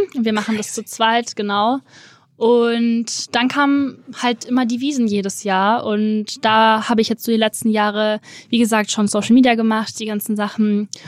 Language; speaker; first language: German; native; German